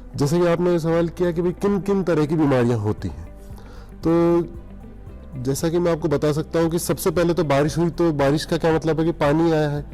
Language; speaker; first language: Hindi; native; Hindi